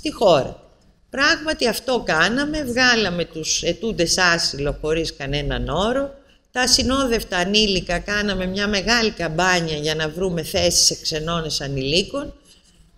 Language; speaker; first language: Greek; native; Greek